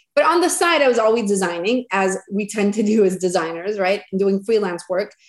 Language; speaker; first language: English; non-native, fluent; Spanish